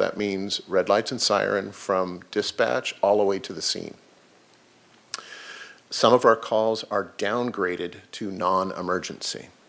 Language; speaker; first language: English; native; English